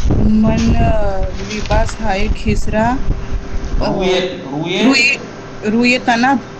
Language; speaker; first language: Persian; non-native, learner; Urdu